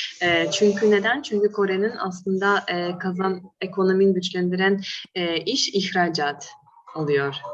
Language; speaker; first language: Turkish; non-native, fluent; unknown